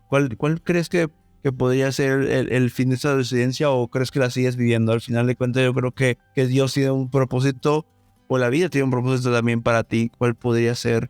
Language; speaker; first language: Spanish; native; Spanish